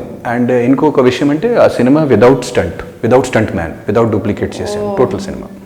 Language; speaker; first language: Telugu; non-native, local second language; Hindi